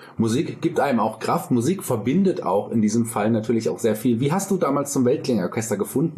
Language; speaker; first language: German; native; German